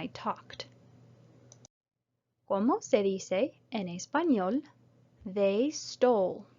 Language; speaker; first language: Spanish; non-native, fluent; English